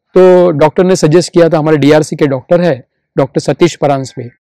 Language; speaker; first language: Hindi; non-native, local second language; Marathi